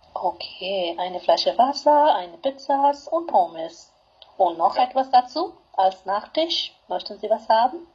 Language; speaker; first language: German; non-native, fluent; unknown